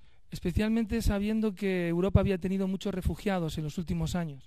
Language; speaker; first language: Spanish; native; Spanish